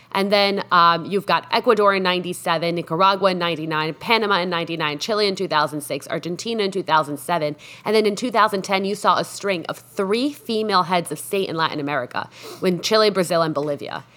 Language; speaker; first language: English; non-native, fluent; Spanish